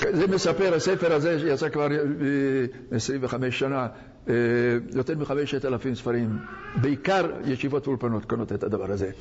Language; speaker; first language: Hebrew; non-native, fluent; Hungarian